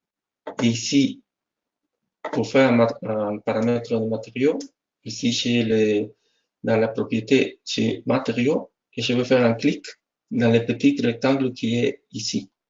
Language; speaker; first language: French; non-native, fluent; Spanish